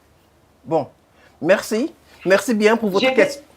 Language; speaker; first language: French; non-native, learner; English